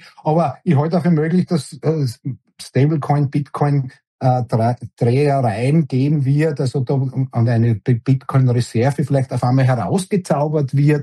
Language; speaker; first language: German; native; German